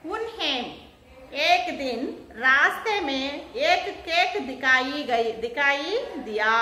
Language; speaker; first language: Hindi; non-native, local second language; Telugu